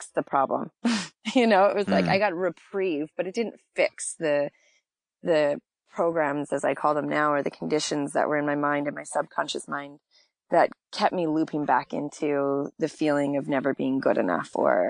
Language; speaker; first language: English; native; English